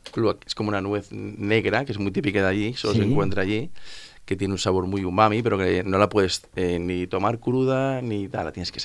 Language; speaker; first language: Spanish; native; Spanish